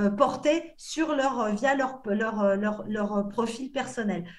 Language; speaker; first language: French; native; French